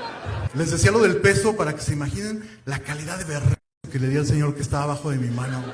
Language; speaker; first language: Spanish; native; Spanish